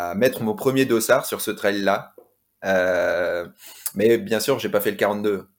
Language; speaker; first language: French; native; French